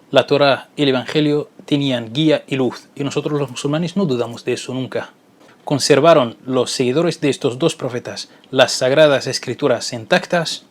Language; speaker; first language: Spanish; non-native, fluent; Arabic